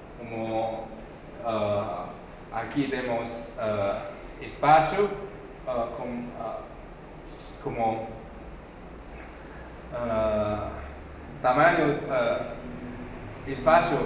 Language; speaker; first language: Portuguese; non-native, fluent; Chinese